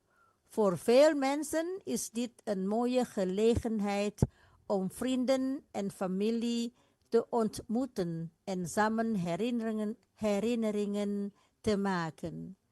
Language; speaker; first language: Dutch; non-native, fluent; Indonesian